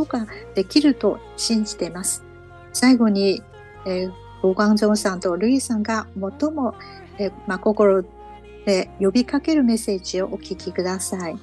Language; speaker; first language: Japanese; non-native, fluent; Chinese